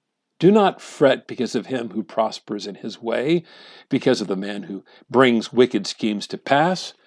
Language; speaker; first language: English; native; English